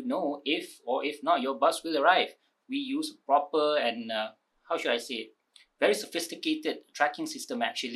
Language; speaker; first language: English; non-native, local second language; Malay